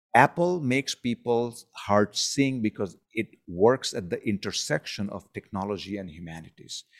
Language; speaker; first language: English; non-native, local second language; Gujarati